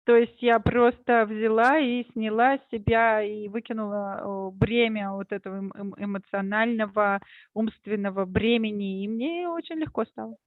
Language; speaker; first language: Russian; native; Russian